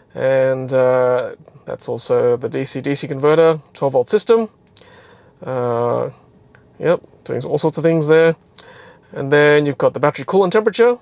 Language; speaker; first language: English; native; English